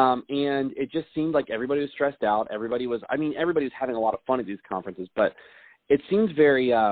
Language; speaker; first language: English; native; English